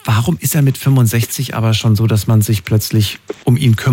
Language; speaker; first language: German; native; German